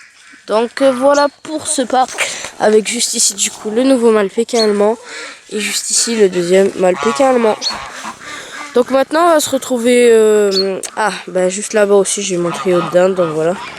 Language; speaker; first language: French; native; French